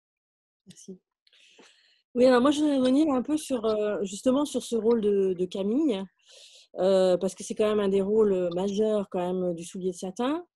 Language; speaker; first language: French; native; French